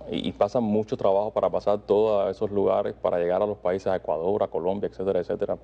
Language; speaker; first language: Spanish; native; Spanish